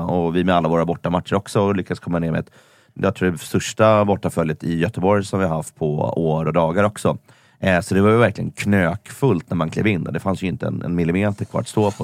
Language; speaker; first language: Swedish; native; Swedish